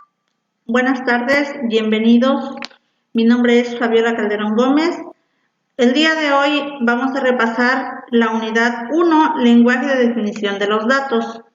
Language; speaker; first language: Spanish; native; Spanish